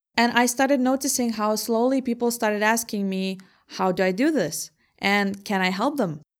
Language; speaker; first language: English; non-native, fluent; Lithuanian